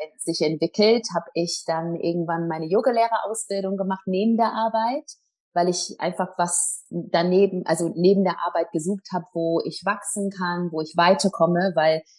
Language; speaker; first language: German; non-native, fluent; English